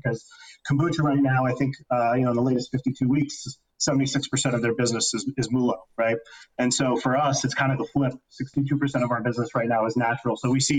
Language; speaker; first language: English; native; English